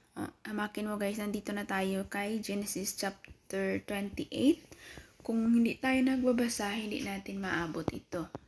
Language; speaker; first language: Filipino; non-native, local second language; Cebuano